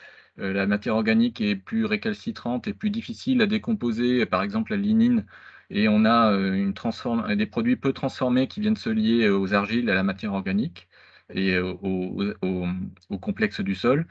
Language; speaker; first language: French; native; French